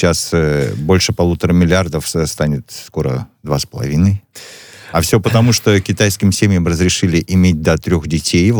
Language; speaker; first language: Russian; native; Russian